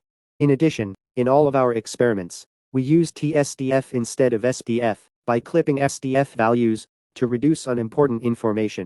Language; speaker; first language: English; non-native, fluent; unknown